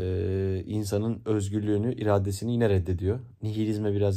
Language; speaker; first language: Turkish; native; Turkish